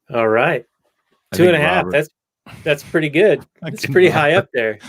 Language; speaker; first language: English; native; English